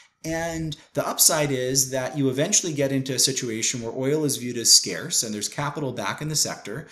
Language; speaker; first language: English; native; English